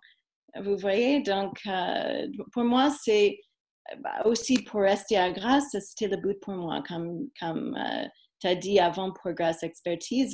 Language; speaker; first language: French; non-native, fluent; English